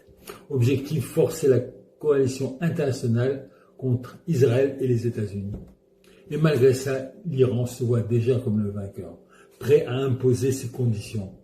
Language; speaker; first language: French; native; French